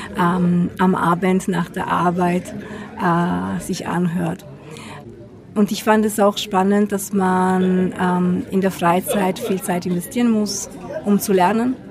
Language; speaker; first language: German; non-native, fluent; Italian